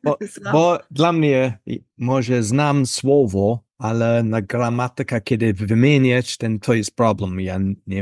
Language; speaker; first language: Polish; non-native, learner; English